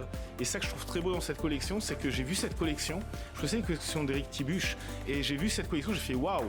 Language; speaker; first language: French; native; French